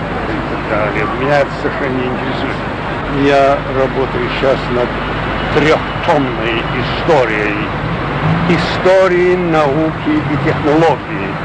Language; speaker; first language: Russian; non-native, local second language; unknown